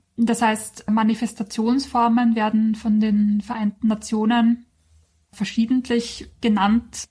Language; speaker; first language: German; native; German